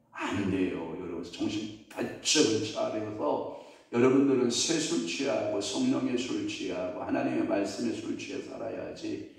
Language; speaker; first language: Korean; native; Korean